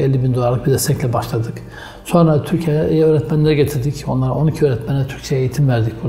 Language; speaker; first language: Turkish; native; Turkish